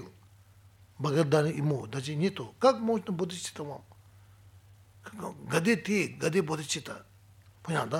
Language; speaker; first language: Russian; non-native, learner; Tibetan